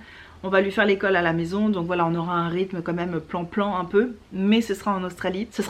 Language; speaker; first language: French; native; French